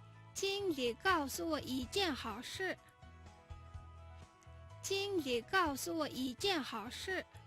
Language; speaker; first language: Chinese; non-native, fluent; Mongolian